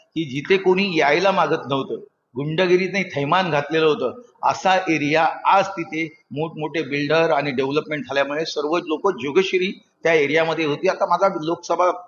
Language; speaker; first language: Marathi; native; Marathi